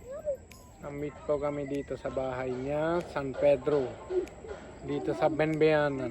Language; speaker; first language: Filipino; non-native, learner; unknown